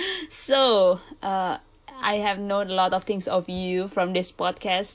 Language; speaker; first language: English; early bilingual, other home language; Indonesian